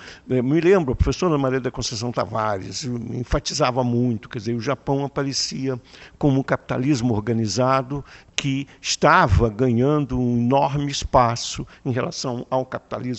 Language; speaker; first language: Portuguese; native; Portuguese